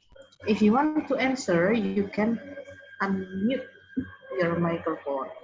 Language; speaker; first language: English; non-native, fluent; Indonesian